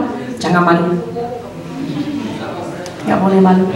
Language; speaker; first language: Indonesian; non-native, fluent; English